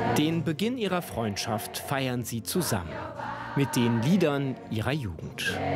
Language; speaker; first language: German; native; German